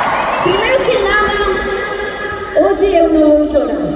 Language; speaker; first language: Portuguese; non-native, learner; Spanish